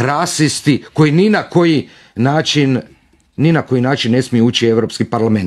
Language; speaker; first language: Croatian; native; Croatian